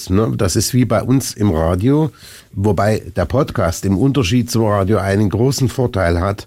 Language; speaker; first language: German; native; German